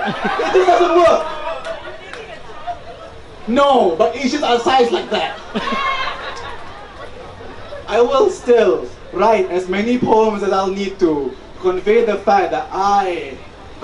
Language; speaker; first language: English; non-native, local second language; Malay